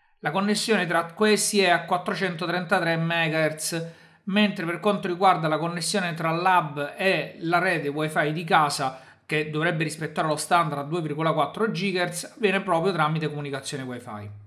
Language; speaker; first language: Italian; native; Italian